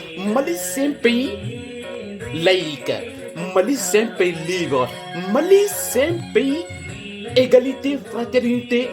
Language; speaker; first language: French; non-native, local second language; Bambara